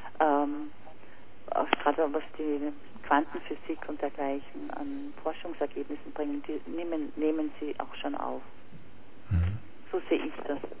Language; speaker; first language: German; native; German